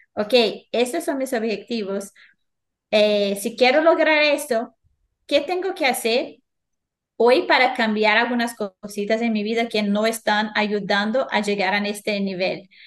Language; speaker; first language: Spanish; non-native, fluent; Portuguese